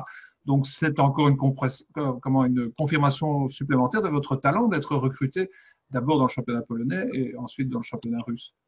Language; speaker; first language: French; native; French